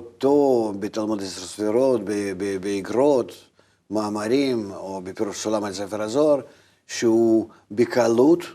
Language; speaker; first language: Hebrew; non-native, fluent; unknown